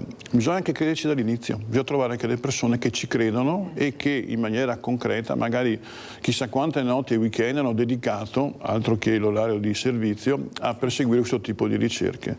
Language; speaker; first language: Italian; native; Italian